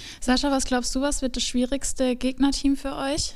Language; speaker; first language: German; native; German